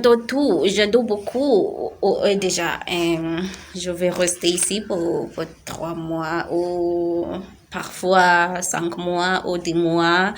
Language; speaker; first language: French; non-native, learner; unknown